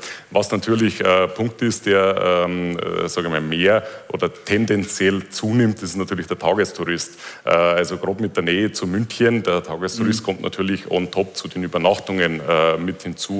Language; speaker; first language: German; native; German